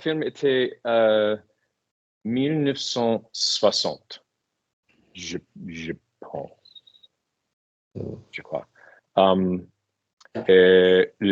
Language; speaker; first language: French; non-native, learner; English